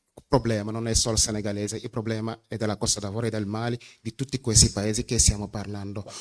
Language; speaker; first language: Italian; non-native, fluent; Wolof